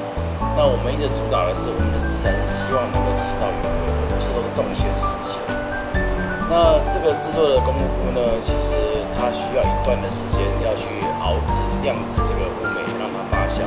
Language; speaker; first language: Chinese; native; Chinese